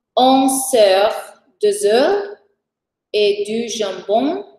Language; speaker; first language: French; non-native, fluent; Portuguese